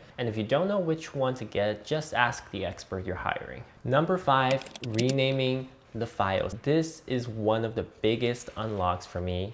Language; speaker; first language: English; native; English